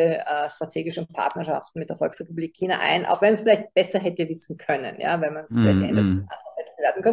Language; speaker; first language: German; native; German